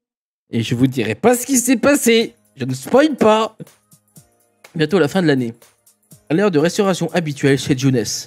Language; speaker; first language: French; native; French